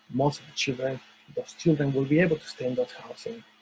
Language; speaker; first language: English; non-native, fluent; Spanish